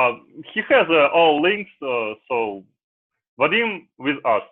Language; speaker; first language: English; non-native, learner; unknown